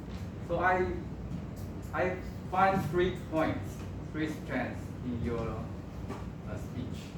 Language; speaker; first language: English; non-native, local second language; Chinese